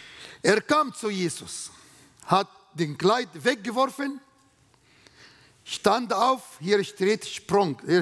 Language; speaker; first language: German; non-native, fluent; Arabic